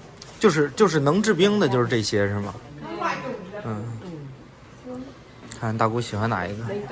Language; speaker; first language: Chinese; native; Chinese